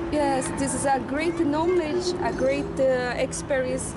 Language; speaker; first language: English; non-native, learner; Portuguese